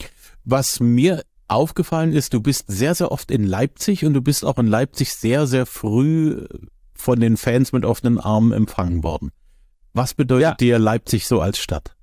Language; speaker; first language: German; native; German